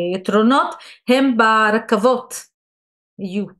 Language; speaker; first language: Hebrew; non-native, local second language; Arabic